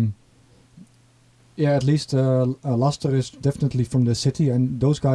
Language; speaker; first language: English; non-native, fluent; Dutch